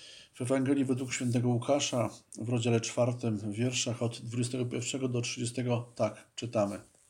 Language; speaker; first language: Polish; native; Polish